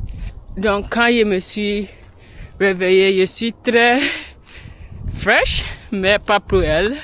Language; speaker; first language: French; non-native, learner; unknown